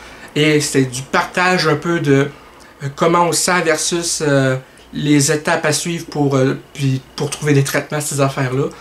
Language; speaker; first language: French; native; French